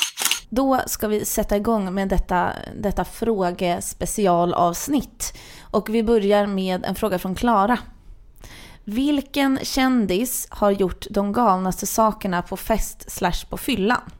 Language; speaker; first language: Swedish; native; Swedish